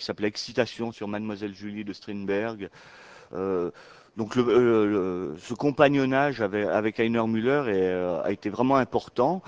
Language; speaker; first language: French; native; French